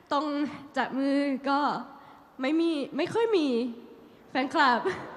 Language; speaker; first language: Thai; non-native, learner; Japanese